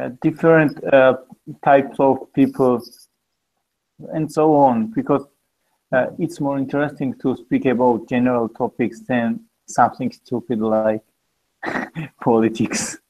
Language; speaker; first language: English; non-native, learner; Georgian